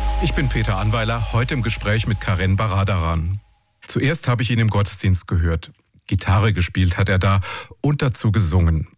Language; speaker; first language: German; native; German